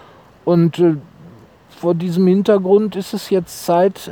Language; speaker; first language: German; native; German